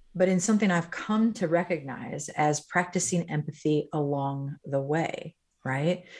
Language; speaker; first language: English; native; English